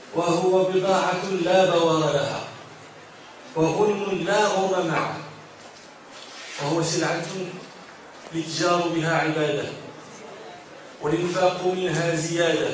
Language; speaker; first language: Arabic; native; Arabic